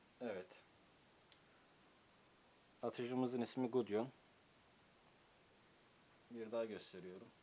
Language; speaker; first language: Turkish; native; Turkish